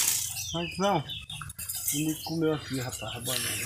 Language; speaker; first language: Portuguese; native; Portuguese